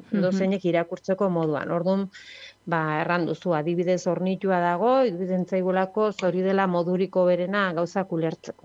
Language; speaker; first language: Basque; native; Basque